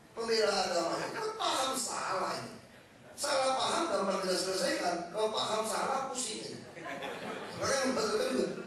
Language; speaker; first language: Indonesian; native; Indonesian